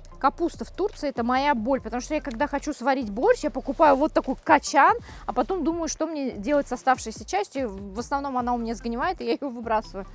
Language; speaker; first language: Russian; native; Russian